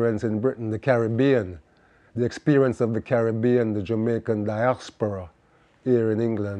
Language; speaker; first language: English; non-native, local second language; Jamaican Creole English